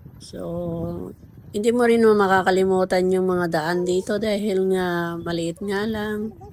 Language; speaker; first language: Filipino; non-native, local second language; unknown